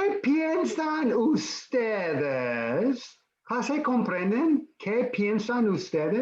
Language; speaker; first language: Spanish; non-native, fluent; English